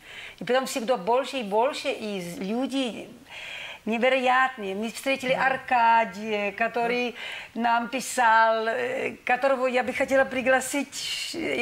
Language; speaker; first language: Russian; non-native, learner; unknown